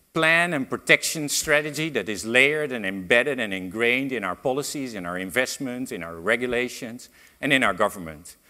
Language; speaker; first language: English; non-native, fluent; Dutch